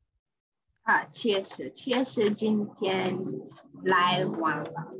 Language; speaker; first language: Chinese; non-native, learner; English